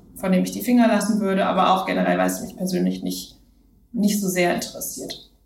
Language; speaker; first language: German; native; German